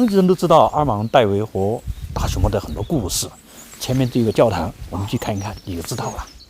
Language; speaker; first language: Chinese; native; Chinese